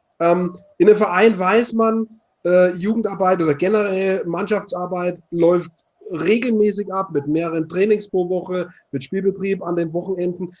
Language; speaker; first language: German; native; German